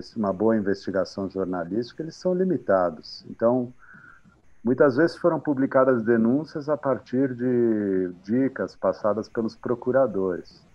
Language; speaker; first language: Portuguese; non-native, fluent; Arabic